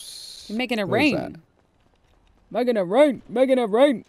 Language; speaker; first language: English; native; English